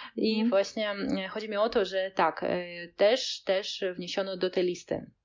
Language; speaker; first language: Polish; non-native, fluent; Russian